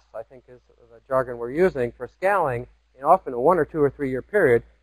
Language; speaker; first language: English; native; English